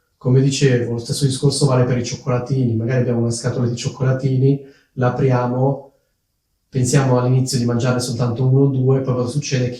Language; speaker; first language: Italian; native; Italian